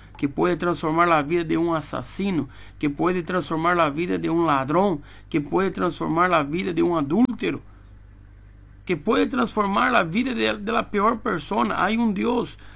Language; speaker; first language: Spanish; non-native, fluent; Portuguese